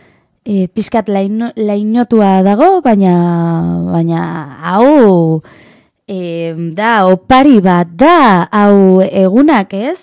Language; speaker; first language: Basque; non-native, learner; Spanish